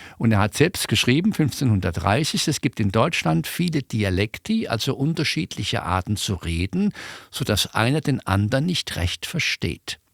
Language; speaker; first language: German; native; German